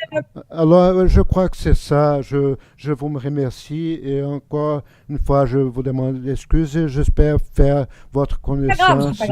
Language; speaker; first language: French; non-native, fluent; Portuguese